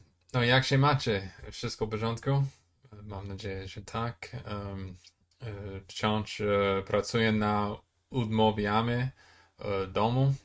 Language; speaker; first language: Polish; non-native, fluent; English